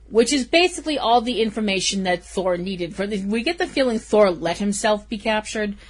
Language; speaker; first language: English; native; English